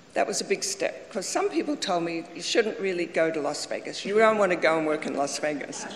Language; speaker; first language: English; native; English